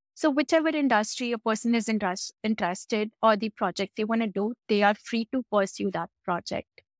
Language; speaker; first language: English; non-native, local second language; Hindi